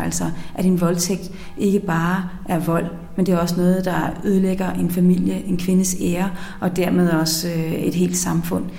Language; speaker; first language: Danish; native; Danish